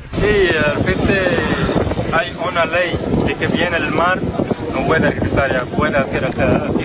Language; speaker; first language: Spanish; non-native, learner; Arabic